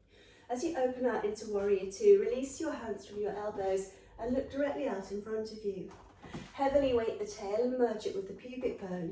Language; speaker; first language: English; native; English